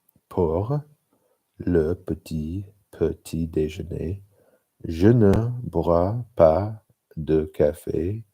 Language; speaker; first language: French; non-native, learner; English